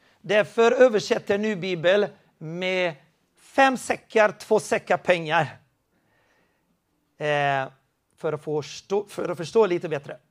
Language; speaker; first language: Swedish; non-native, fluent; Spanish